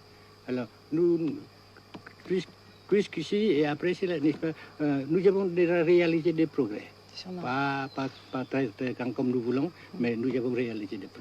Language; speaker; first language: French; non-native, local second language; Vietnamese